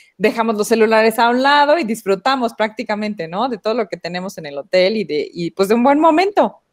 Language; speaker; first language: Spanish; native; Spanish